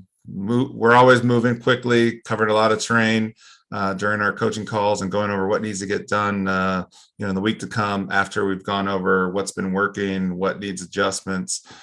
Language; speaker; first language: English; native; English